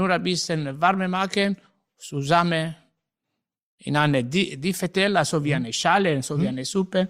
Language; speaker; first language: German; non-native, learner; Italian